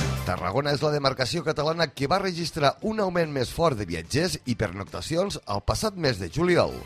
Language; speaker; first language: Catalan; native; Catalan